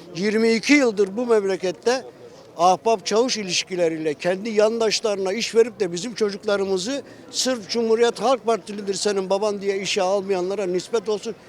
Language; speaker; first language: Turkish; native; Turkish